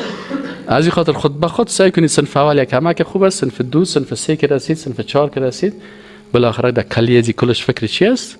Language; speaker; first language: Persian; native; Persian